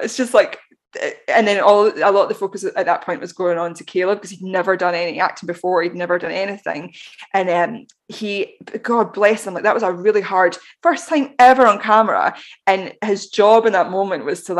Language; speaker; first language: English; native; English